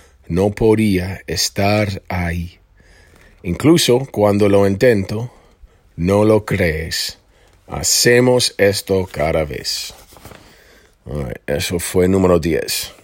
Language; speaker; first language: Spanish; non-native, fluent; English